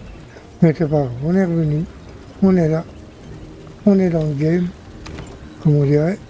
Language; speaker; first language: French; native; French